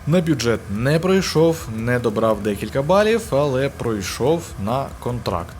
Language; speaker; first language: Ukrainian; early bilingual, other home language; Russian